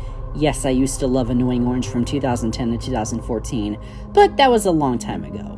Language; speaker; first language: English; native; English